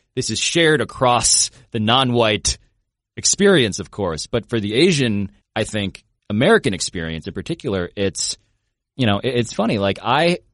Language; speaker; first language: English; native; English